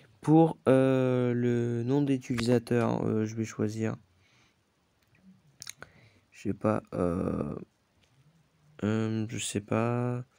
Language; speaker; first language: French; native; French